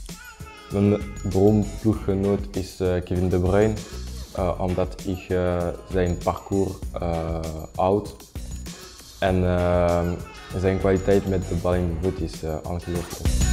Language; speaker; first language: Dutch; non-native, local second language; French